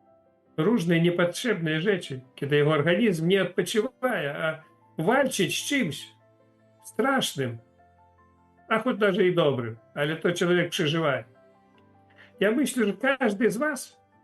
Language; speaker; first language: Polish; non-native, fluent; Russian